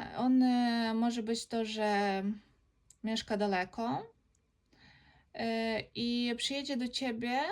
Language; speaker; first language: Polish; non-native, learner; Ukrainian